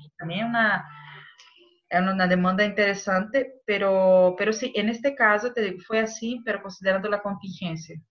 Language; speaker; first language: Spanish; non-native, fluent; Portuguese